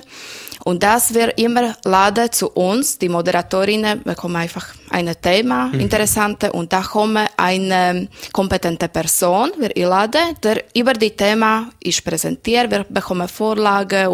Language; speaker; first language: German; non-native, learner; Slovak